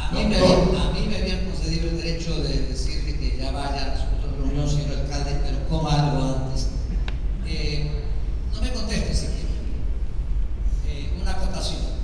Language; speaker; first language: Spanish; native; Spanish